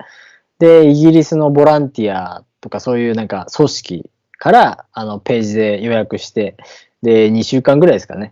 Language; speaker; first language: Japanese; native; Japanese